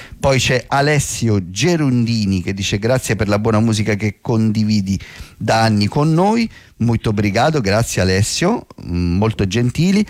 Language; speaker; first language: Italian; native; Italian